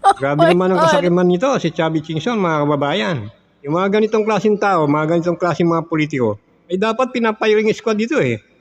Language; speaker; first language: Filipino; native; Filipino